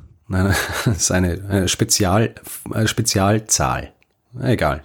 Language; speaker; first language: German; native; German